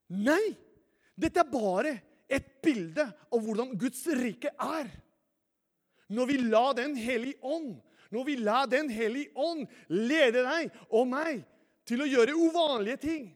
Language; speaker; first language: Norwegian; non-native, fluent; Spanish